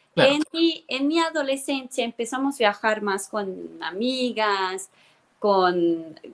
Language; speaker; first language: Spanish; non-native, fluent; Estonian